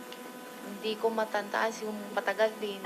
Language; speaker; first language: Filipino; non-native, learner; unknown